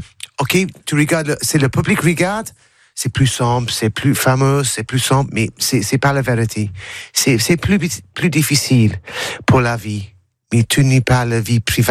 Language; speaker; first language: French; non-native, learner; English